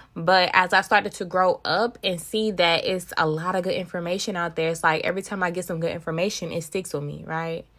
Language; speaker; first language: English; native; English